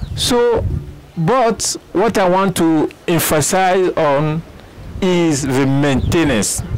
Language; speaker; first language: English; non-native, fluent; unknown